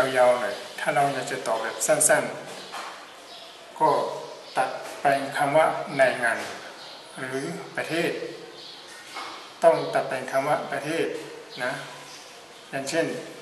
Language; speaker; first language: Thai; native; Thai